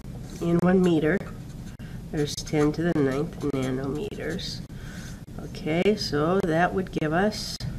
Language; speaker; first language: English; native; English